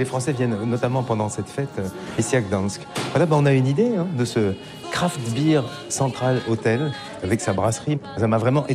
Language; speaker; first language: French; native; French